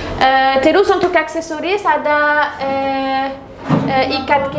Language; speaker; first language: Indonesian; non-native, learner; French